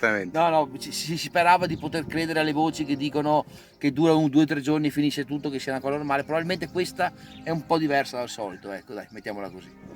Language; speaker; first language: Italian; native; Italian